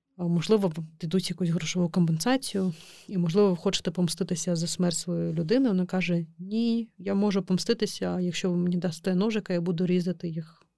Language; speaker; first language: Ukrainian; non-native, local second language; Crimean Tatar